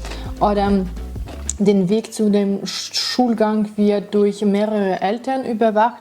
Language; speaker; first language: German; non-native, fluent; Russian